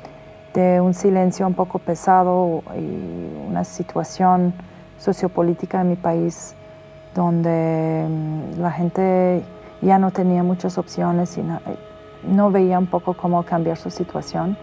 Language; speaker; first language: Spanish; non-native, fluent; Persian